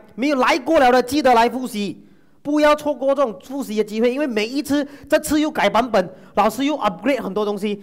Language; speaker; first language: Chinese; non-native, local second language; Tamil